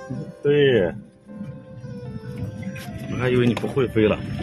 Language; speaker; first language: Chinese; native; Chinese